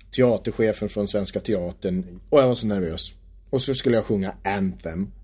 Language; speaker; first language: Swedish; native; Swedish